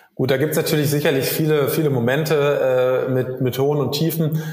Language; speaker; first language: German; native; German